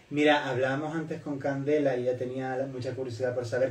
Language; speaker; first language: Spanish; native; Spanish